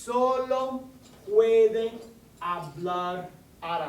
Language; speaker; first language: Spanish; non-native, fluent; English